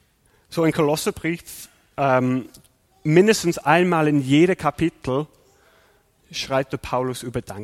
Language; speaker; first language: German; non-native, fluent; English